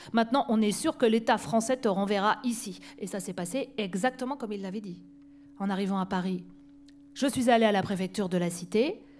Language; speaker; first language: French; native; French